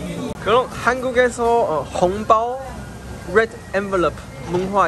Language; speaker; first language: Korean; non-native, learner; Chinese